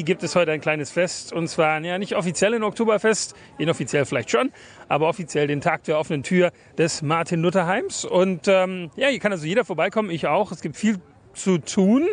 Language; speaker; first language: German; native; German